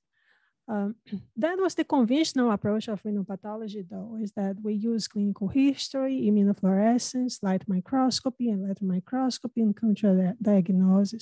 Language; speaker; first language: English; non-native, fluent; Portuguese